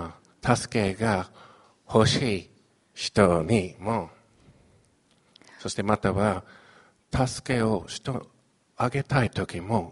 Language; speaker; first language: Japanese; non-native, fluent; Chinese